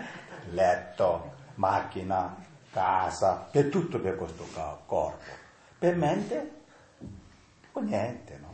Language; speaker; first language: Italian; non-native, learner; Tibetan